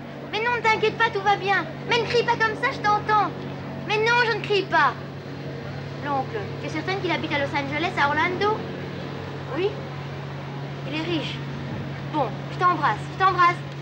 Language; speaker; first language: French; native; French